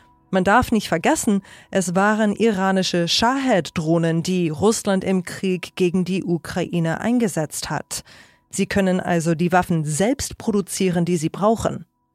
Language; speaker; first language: German; native; German